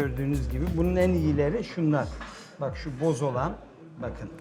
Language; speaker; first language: Turkish; native; Turkish